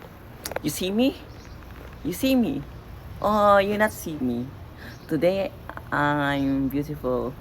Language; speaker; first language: English; non-native, learner; Filipino